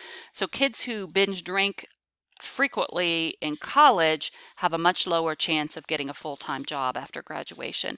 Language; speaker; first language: English; native; English